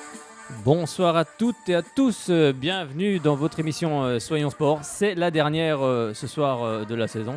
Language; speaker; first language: French; native; French